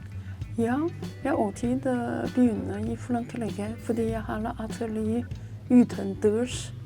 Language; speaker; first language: Norwegian; non-native, learner; Chinese